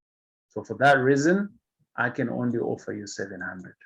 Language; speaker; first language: English; non-native, local second language; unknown